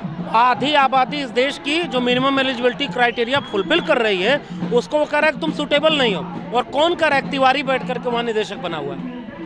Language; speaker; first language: Hindi; native; Hindi